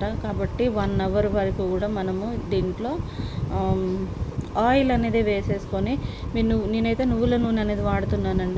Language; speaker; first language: Telugu; native; Telugu